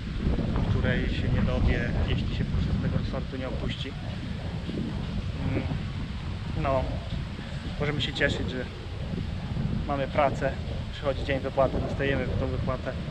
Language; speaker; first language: Polish; native; Polish